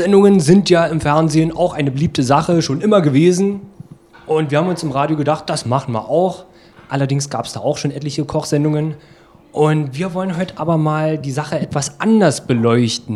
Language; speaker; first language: German; native; German